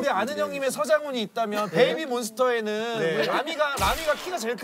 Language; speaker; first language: Korean; native; Korean